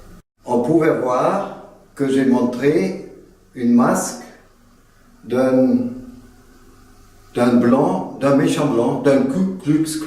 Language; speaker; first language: French; non-native, fluent; German